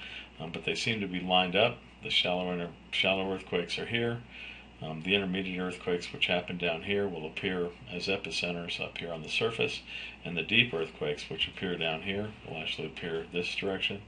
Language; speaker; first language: English; native; English